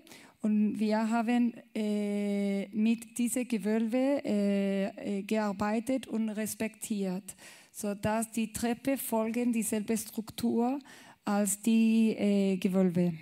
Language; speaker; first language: German; non-native, learner; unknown